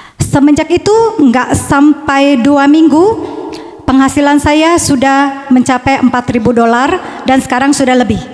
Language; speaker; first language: Indonesian; native; Indonesian